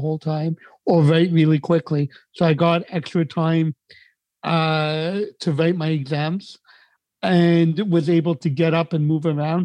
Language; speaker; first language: English; native; English